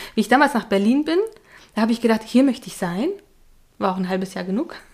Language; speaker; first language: German; early bilingual, other home language; Hungarian